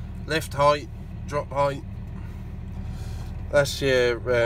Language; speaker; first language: English; native; English